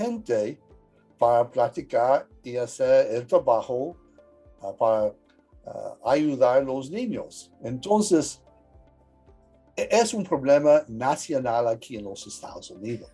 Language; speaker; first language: Spanish; early bilingual, heritage; English